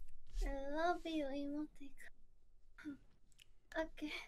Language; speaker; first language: English; non-native, learner; Korean